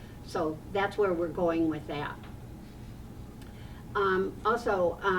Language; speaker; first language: English; native; English